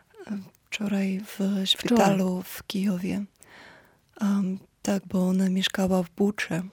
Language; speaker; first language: Polish; non-native, fluent; Ukrainian